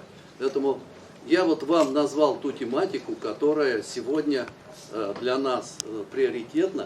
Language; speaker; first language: Russian; native; Russian